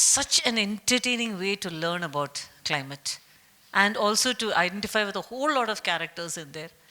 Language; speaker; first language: English; non-native, local second language; Malayalam